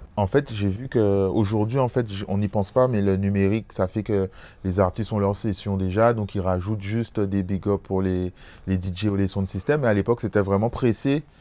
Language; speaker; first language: French; native; French